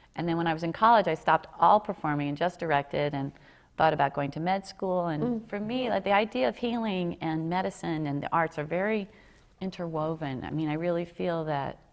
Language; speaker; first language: English; native; English